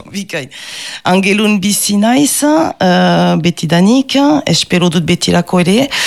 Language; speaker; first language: Basque; non-native, local second language; French